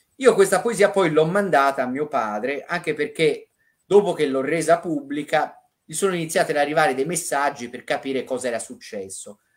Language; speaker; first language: Italian; native; Italian